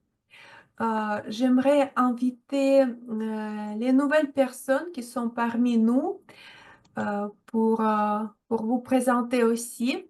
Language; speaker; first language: French; non-native, fluent; Russian